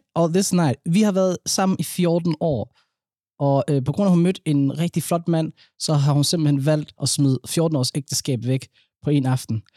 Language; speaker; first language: Danish; early bilingual, other home language; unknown